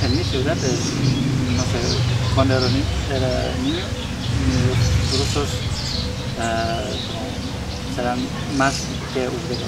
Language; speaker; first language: Spanish; non-native, learner; Uzbek